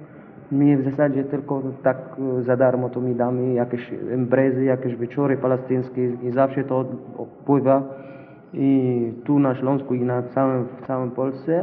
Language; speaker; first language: Polish; non-native, learner; Arabic